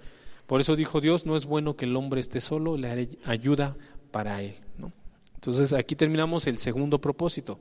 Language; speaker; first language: Spanish; native; Spanish